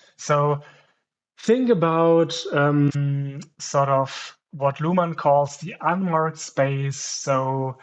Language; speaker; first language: English; non-native, fluent; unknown